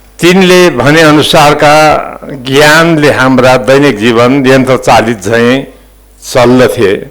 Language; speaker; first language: Nepali; non-native, local second language; Limburgish